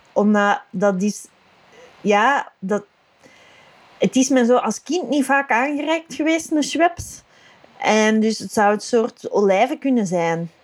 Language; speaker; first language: Dutch; native; Dutch